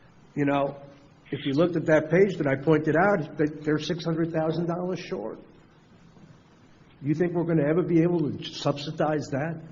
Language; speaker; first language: English; native; English